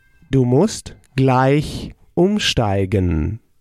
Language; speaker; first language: German; native; German